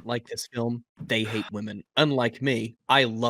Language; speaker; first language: English; native; English